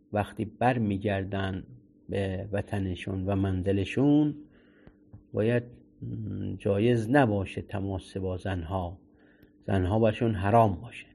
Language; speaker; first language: Persian; native; Persian